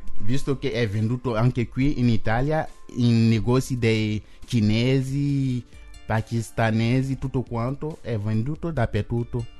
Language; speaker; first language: Italian; non-native, fluent; French